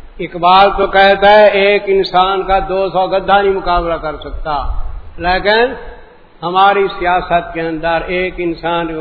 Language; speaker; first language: Urdu; non-native, local second language; Punjabi